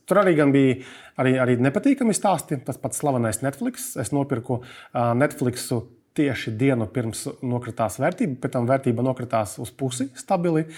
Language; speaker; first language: Latvian; native; Latvian